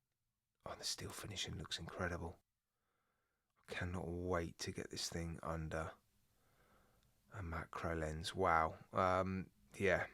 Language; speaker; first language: English; native; English